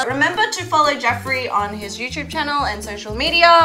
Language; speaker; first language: English; native; English